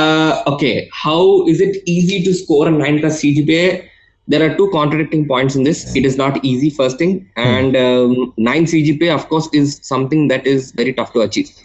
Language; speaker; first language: English; non-native, local second language; Telugu